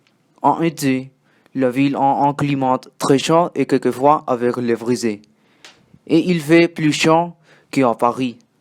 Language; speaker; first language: French; non-native, learner; Spanish